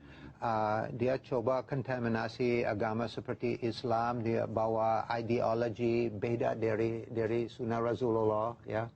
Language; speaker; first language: Indonesian; non-native, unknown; English